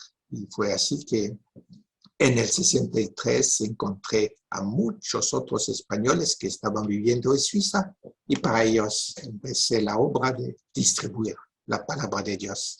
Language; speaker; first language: Spanish; non-native, fluent; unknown